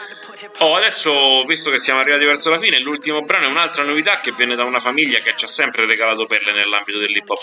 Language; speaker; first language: Italian; native; Italian